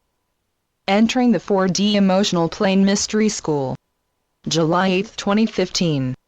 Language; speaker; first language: English; native; English